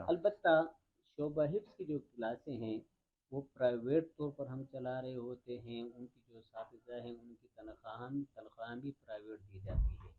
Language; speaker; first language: Urdu; non-native, local second language; Khowar